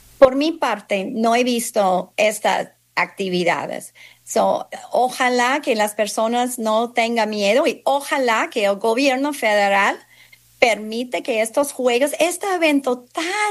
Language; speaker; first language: Spanish; non-native, fluent; English